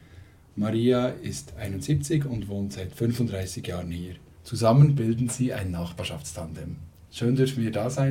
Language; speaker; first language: German; native; German